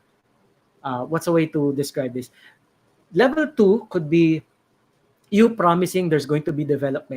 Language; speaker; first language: English; non-native, local second language; Filipino